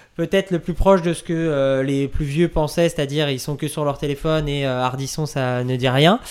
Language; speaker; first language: French; native; French